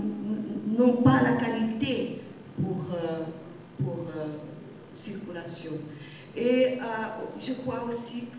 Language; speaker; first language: French; non-native, fluent; Portuguese